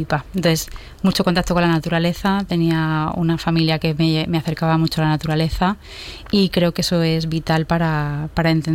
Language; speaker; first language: Spanish; native; Spanish